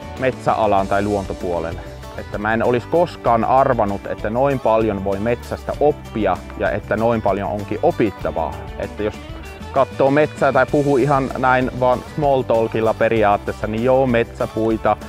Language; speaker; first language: Finnish; non-native, fluent; German